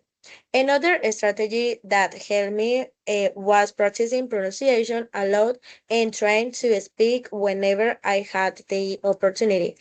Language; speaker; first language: English; non-native, fluent; Spanish